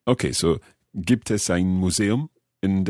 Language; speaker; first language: German; non-native, learner; English